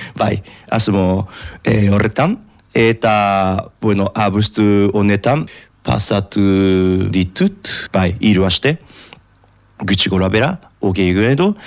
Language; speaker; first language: Basque; non-native, fluent; Japanese